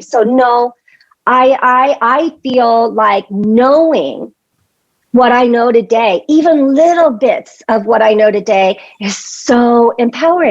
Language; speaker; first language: English; native; English